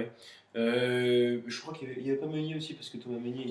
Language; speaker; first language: French; native; French